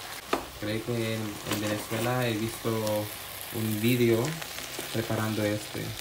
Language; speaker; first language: Spanish; non-native, fluent; Filipino